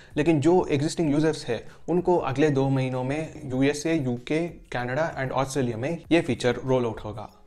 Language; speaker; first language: Hindi; non-native, local second language; Kannada